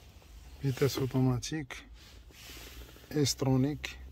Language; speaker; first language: Arabic; native; Arabic